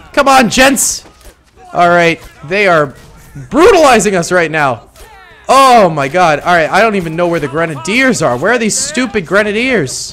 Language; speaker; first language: English; native; English